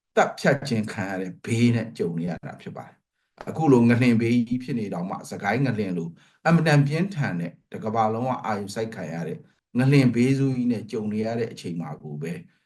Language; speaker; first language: Burmese; non-native, local second language; Pa'o Karen